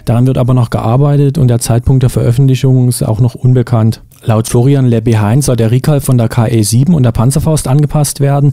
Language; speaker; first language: German; native; German